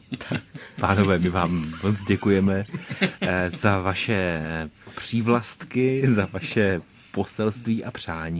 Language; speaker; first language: Czech; native; Czech